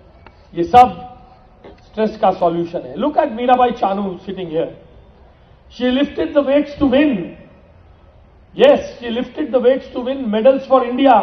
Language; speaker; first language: Hindi; native; Hindi